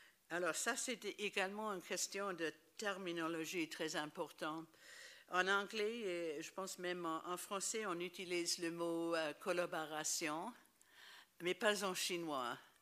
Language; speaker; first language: French; non-native, fluent; English